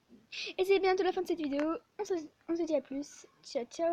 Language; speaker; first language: French; native; French